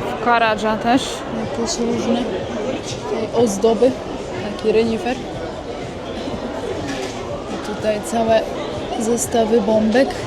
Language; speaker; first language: Polish; native; Polish